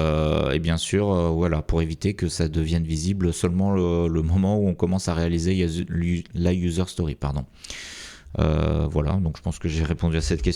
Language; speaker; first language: French; native; French